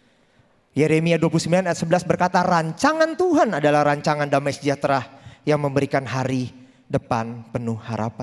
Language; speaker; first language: Indonesian; native; Indonesian